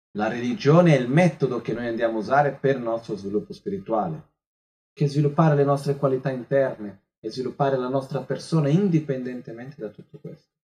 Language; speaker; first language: Italian; non-native, fluent; Portuguese